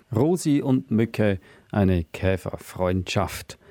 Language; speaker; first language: German; native; German